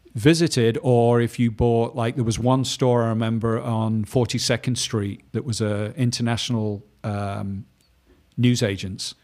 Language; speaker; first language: English; native; English